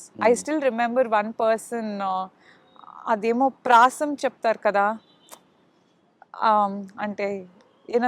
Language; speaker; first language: Telugu; non-native, learner; Kannada